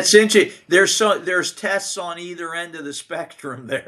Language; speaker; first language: English; native; English